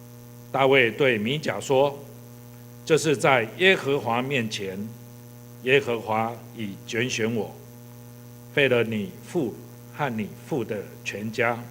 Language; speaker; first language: Chinese; native; Chinese